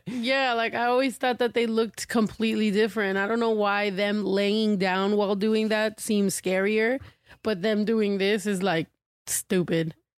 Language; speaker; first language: English; early bilingual, other home language; Spanish